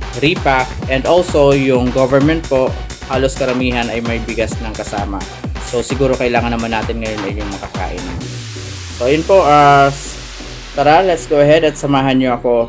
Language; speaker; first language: Filipino; non-native, local second language; Bikol